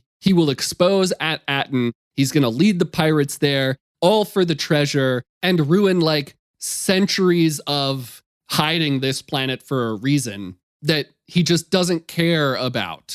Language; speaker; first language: English; native; English